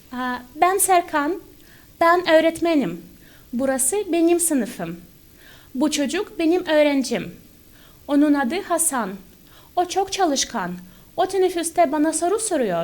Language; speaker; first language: Turkish; non-native, fluent; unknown